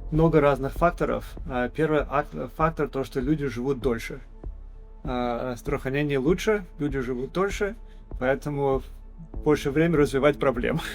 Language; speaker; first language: Russian; early bilingual, heritage; English